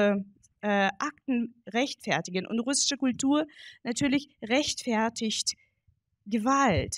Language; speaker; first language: German; non-native, fluent; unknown